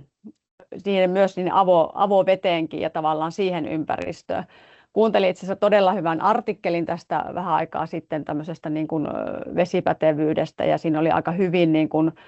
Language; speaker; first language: Finnish; native; Finnish